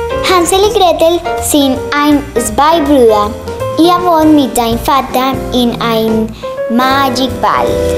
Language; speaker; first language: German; non-native, learner; Spanish